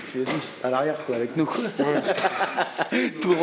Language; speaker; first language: French; native; French